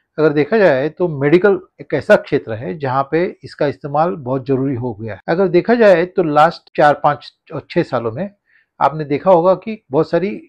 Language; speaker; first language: Hindi; non-native, local second language; Marathi